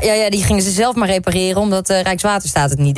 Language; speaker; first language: Dutch; native; Dutch